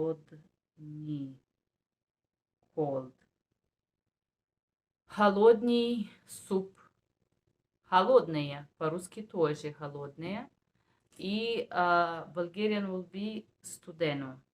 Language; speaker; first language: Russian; non-native, fluent; Bulgarian